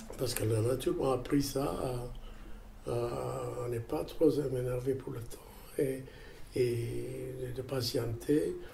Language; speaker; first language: French; non-native, fluent; Amharic